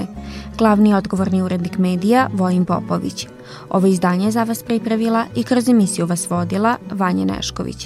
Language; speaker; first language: Serbian; native; Serbian